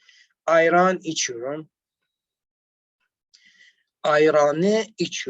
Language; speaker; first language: Turkish; non-native, learner; Arabic